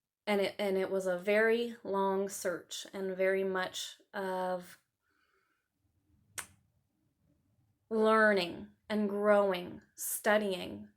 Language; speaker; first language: English; native; English